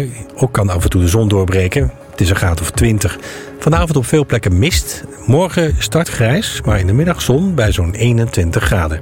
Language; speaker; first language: Dutch; native; Dutch